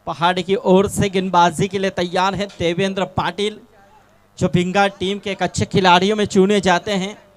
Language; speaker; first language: Hindi; non-native, local second language; Marathi